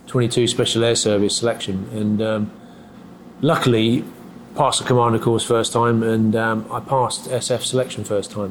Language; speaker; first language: English; native; English